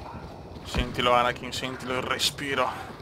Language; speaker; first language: Italian; native; Italian